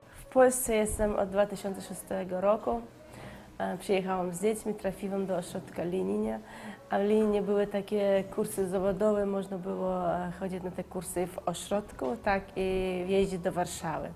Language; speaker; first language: Polish; non-native, fluent; Chechen